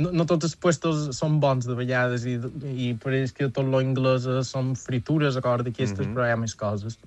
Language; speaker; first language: Catalan; native; Catalan